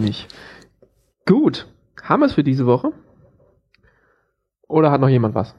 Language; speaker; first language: German; native; German